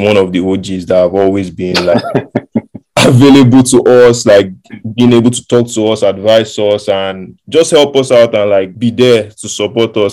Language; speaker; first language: English; non-native, local second language; Yoruba